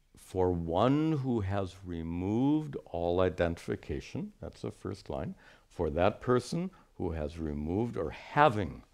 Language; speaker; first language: English; native; English